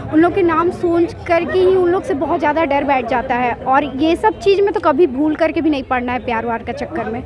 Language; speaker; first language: Hindi; native; Hindi